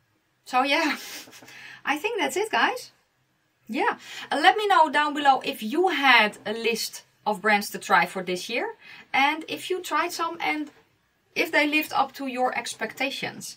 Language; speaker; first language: English; non-native, fluent; Dutch